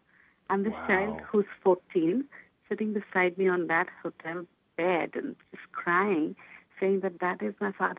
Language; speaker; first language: English; non-native, local second language; Bangla